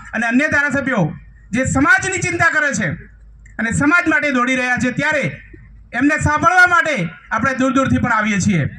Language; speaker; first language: Gujarati; native; Gujarati